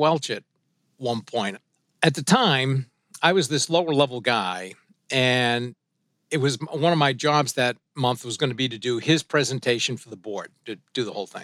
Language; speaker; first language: English; early bilingual, other home language; French